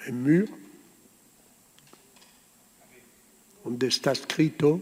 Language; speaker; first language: Spanish; early bilingual, heritage; Spanish